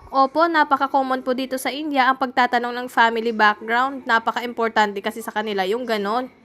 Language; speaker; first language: Filipino; native; Filipino